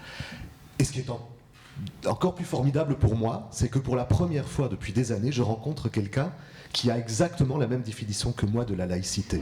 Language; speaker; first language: French; native; French